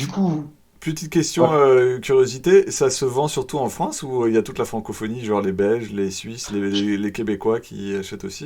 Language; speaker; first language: French; native; French